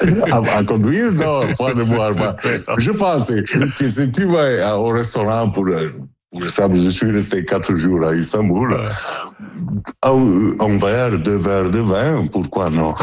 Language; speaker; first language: French; non-native, learner; Italian